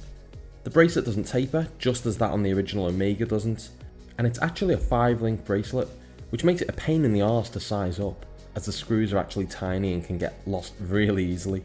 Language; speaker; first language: English; native; English